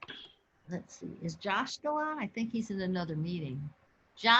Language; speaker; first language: English; native; English